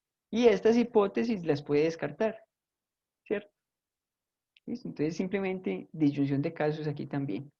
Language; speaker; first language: Spanish; native; Spanish